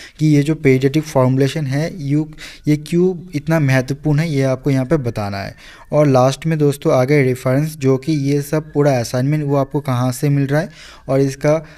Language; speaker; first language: Hindi; non-native, local second language; Bangla